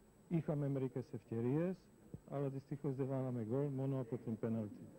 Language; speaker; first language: Greek; non-native, fluent; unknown